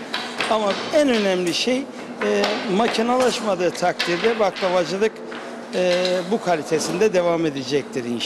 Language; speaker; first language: Turkish; native; Turkish